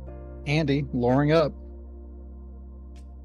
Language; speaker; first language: English; native; English